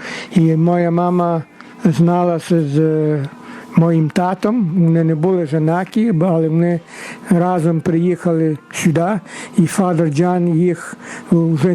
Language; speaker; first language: Ukrainian; early bilingual, heritage; Ukrainian